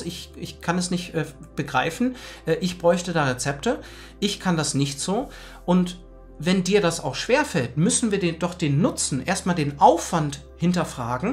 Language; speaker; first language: German; native; German